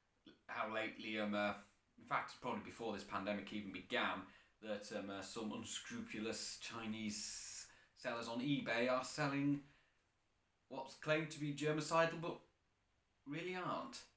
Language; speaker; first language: English; native; English